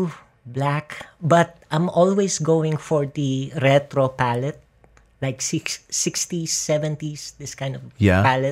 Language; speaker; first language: English; non-native, local second language; Filipino